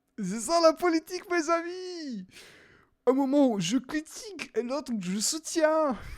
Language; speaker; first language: French; non-native, fluent; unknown